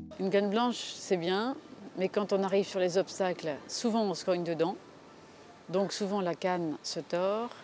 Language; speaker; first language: French; native; French